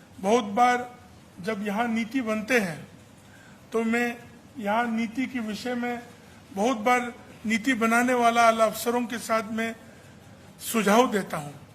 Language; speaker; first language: Hindi; non-native, local second language; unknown